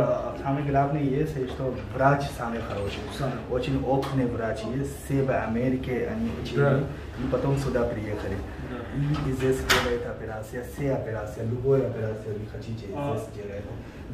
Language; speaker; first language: Russian; non-native, learner; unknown